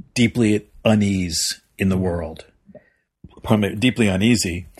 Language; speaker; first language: English; native; English